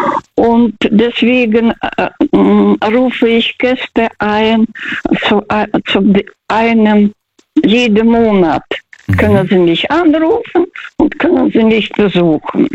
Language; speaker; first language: German; non-native, fluent; Russian